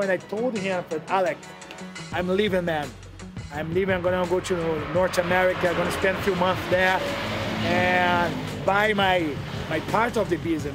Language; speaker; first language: English; non-native, fluent; Portuguese